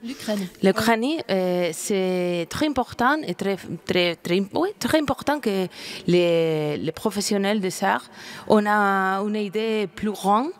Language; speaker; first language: French; non-native, fluent; Spanish